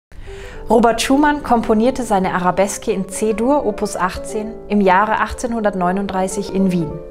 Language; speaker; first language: German; native; German